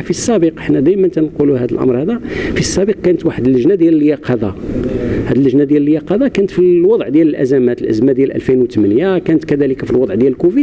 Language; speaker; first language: Arabic; native; Arabic